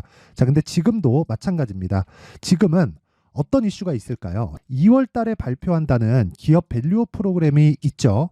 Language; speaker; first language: Korean; native; Korean